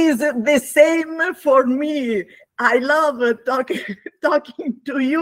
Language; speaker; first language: English; non-native, learner; Italian